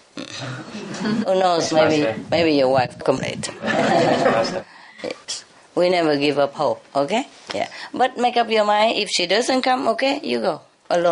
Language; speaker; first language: English; non-native, fluent; Vietnamese